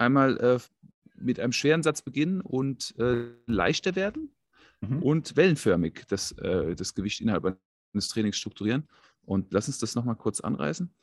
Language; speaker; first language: German; native; German